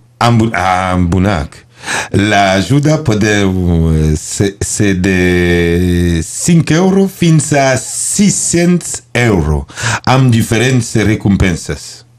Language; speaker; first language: Catalan; non-native, learner; French